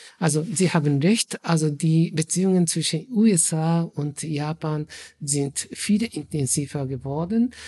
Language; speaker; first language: German; non-native, fluent; Japanese